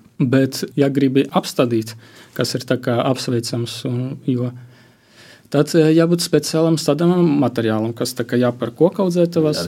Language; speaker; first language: Latvian; non-native, local second language; Russian